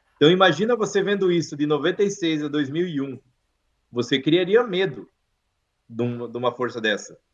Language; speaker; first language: Portuguese; native; Portuguese